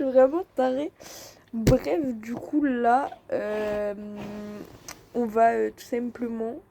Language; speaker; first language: French; native; French